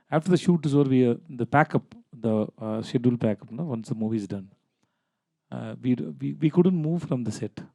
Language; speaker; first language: English; non-native, local second language; Tamil